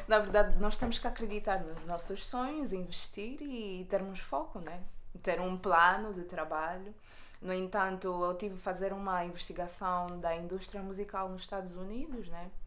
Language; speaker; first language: Portuguese; native; Portuguese